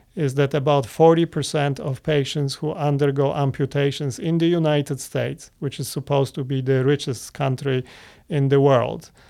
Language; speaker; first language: English; non-native, fluent; Polish